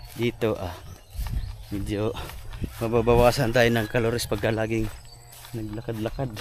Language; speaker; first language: Filipino; non-native, local second language; Cebuano